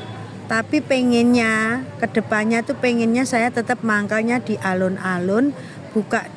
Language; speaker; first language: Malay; non-native, local second language; Javanese